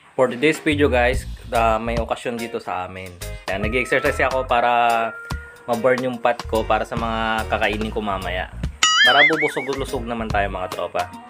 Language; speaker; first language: Filipino; non-native, local second language; Iloko